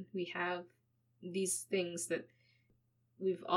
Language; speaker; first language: English; non-native, local second language; Filipino